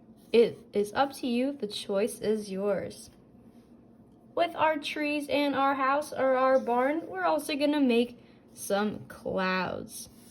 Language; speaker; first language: English; native; English